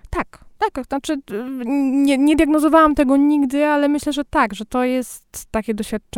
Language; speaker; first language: Polish; native; Polish